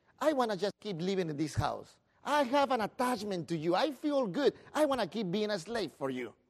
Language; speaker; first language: English; non-native, fluent; Spanish